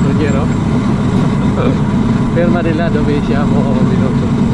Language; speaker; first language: Italian; non-native, learner; Filipino